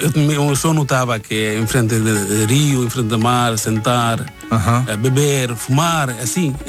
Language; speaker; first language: Portuguese; non-native, learner; Bangla